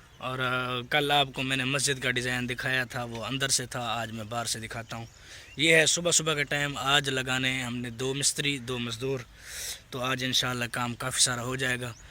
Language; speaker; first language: Urdu; non-native, local second language; Saraiki